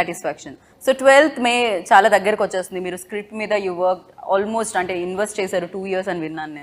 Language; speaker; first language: Telugu; native; Telugu